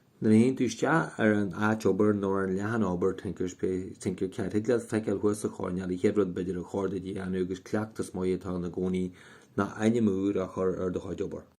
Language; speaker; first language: Irish; native; Irish